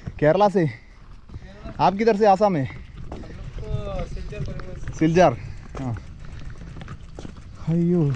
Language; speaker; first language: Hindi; non-native, learner; Malayalam